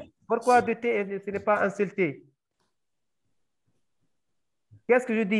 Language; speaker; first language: French; non-native, local second language; Arabic